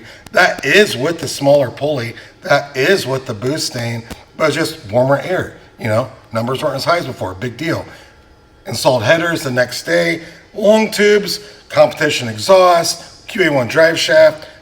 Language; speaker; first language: English; native; English